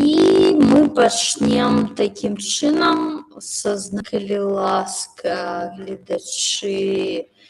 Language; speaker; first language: Belarusian; non-native, local second language; Russian